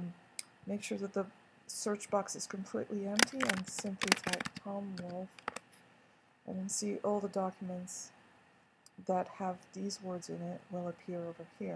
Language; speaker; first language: English; native; English